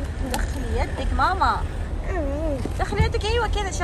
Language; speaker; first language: Arabic; non-native, fluent; Urdu